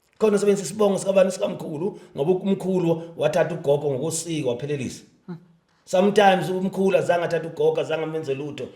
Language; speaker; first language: Zulu; native; Zulu